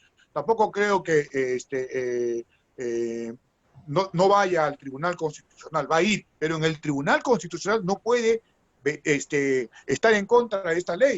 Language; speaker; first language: Spanish; native; Spanish